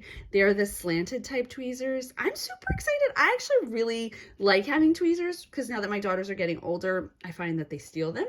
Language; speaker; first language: English; native; English